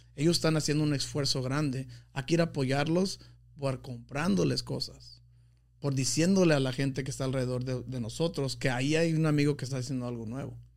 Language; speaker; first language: Spanish; early bilingual, heritage; Spanish